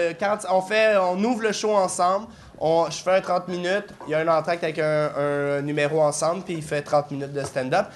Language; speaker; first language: French; native; French